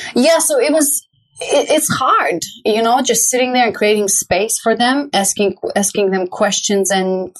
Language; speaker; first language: English; non-native, fluent; Romanian